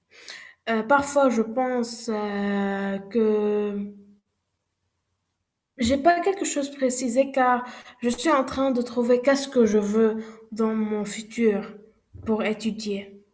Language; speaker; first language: French; non-native, learner; Arabic